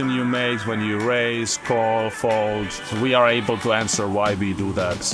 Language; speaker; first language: English; non-native, fluent; Finnish